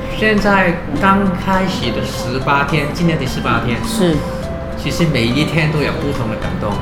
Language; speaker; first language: Chinese; non-native, fluent; Cantonese